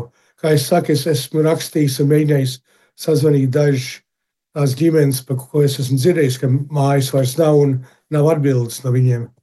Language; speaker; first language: Latvian; early bilingual, heritage; Latvian